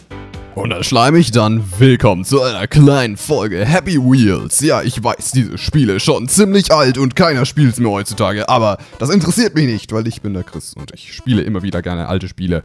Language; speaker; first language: German; native; German